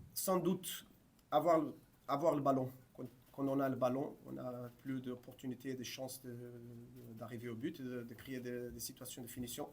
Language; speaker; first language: French; non-native, fluent; Portuguese